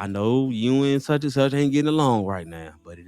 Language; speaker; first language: English; native; English